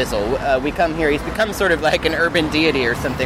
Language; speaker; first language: English; native; English